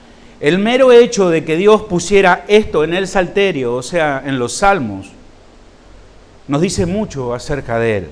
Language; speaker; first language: Spanish; native; Spanish